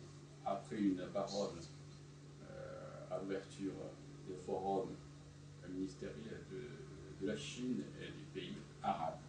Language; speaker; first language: French; non-native, fluent; Chinese